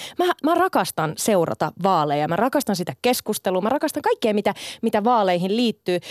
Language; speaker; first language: Finnish; early bilingual, other home language; Sinhala